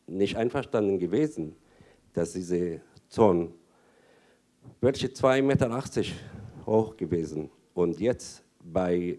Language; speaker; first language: German; non-native, fluent; Arabic